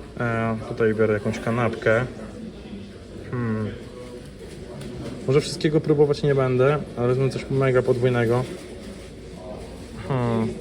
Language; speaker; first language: Polish; native; Polish